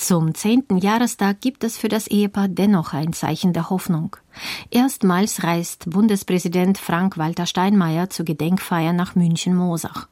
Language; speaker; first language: German; native; German